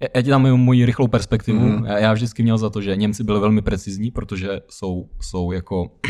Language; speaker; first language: Czech; early bilingual, other home language; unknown